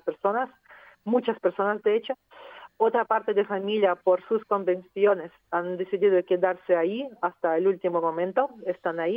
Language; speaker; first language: Spanish; non-native, fluent; Ukrainian